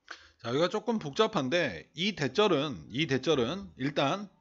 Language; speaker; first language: Korean; native; Korean